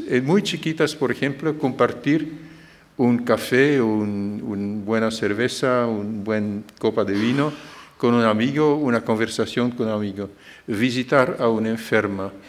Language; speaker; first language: Spanish; non-native, fluent; Dutch